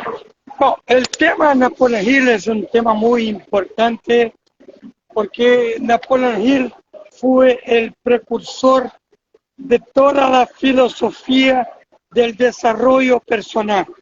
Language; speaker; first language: Spanish; non-native, fluent; Portuguese